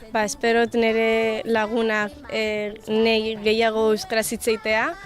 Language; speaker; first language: Basque; early bilingual, other home language; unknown